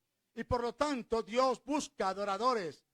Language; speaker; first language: Spanish; native; Spanish